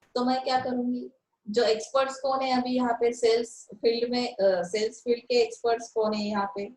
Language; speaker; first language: Hindi; non-native, local second language; Marathi